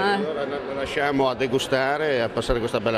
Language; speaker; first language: Italian; native; Italian